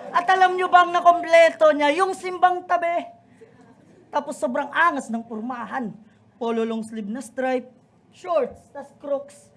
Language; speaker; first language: Filipino; non-native, local second language; Waray